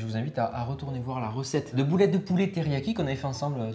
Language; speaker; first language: French; native; French